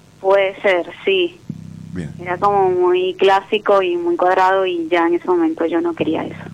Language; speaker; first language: Spanish; native; Spanish